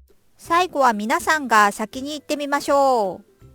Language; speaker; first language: Japanese; non-native, fluent; Korean